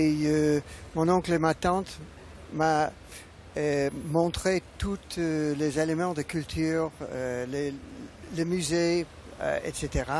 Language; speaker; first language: French; non-native, fluent; English